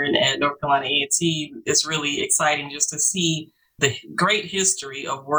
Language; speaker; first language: English; native; English